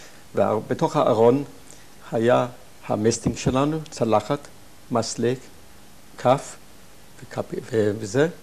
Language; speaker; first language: Hebrew; non-native, fluent; German